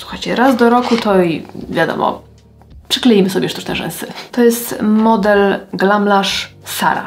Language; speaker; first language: Polish; native; Polish